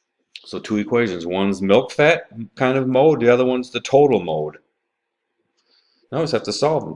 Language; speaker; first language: English; native; English